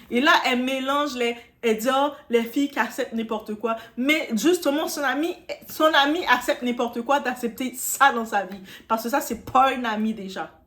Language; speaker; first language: French; native; French